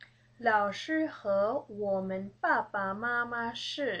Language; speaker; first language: Chinese; early bilingual, heritage; Chinese